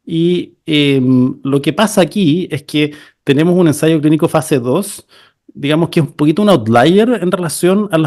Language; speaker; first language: Spanish; native; Spanish